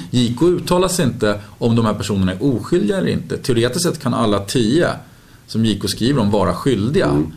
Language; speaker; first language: Swedish; native; Swedish